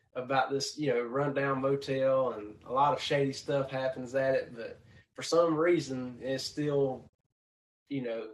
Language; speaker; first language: English; native; English